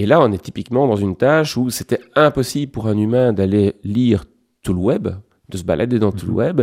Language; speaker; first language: French; native; French